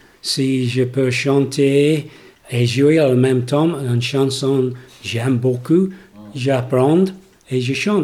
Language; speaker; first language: French; non-native, learner; English